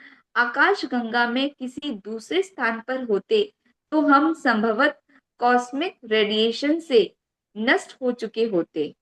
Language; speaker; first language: Hindi; native; Hindi